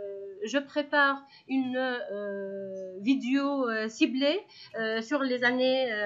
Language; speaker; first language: French; non-native, local second language; Arabic